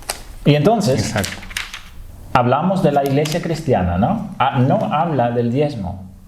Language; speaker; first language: Spanish; non-native, fluent; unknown